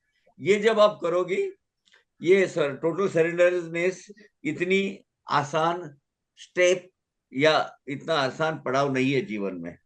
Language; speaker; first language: Hindi; native; Hindi